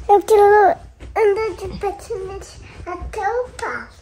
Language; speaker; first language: Portuguese; early bilingual, heritage; Portuguese